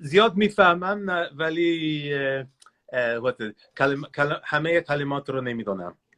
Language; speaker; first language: Persian; non-native, learner; English